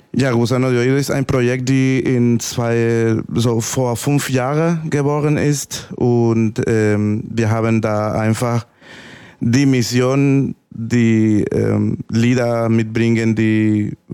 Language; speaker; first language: German; non-native, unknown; Spanish